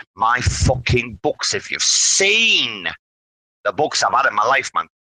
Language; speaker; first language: English; native; English